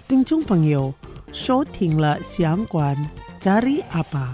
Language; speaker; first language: Chinese; non-native, fluent; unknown